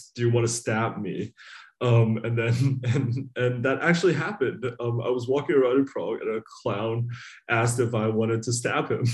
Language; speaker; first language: English; non-native, local second language; Cantonese